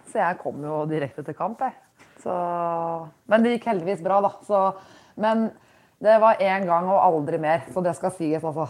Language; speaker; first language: Norwegian; native; Norwegian